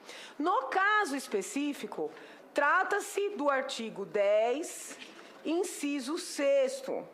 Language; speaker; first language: Portuguese; native; Portuguese